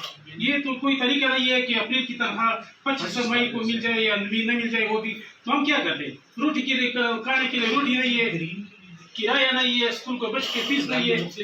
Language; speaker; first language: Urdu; non-native, local second language; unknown